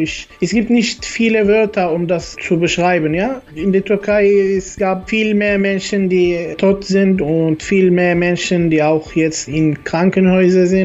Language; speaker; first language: German; non-native, learner; Arabic